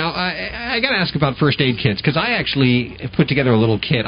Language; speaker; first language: English; native; English